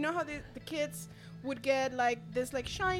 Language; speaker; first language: English; non-native, fluent; Spanish